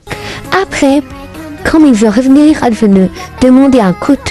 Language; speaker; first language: French; non-native, learner; Arabic